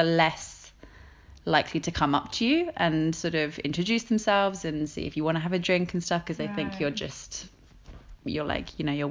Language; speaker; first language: English; native; English